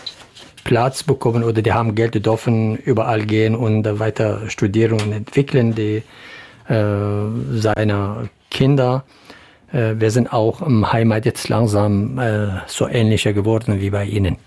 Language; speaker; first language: German; non-native, learner; Central Kurdish